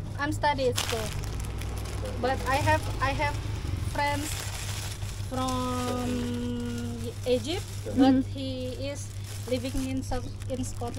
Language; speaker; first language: English; non-native, learner; Indonesian